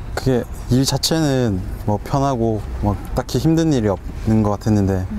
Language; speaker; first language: Korean; native; Korean